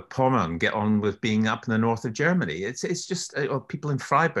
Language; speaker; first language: English; native; English